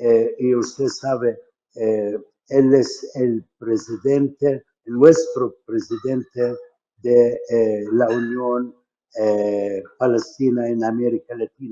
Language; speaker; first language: Spanish; non-native, fluent; Arabic